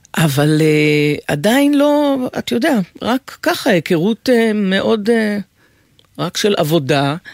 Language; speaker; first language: Hebrew; early bilingual, other home language; English